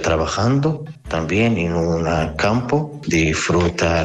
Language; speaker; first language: Spanish; non-native, learner; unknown